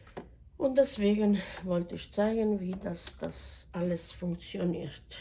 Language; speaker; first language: German; non-native, fluent; Croatian